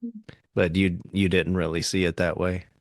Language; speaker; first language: English; native; English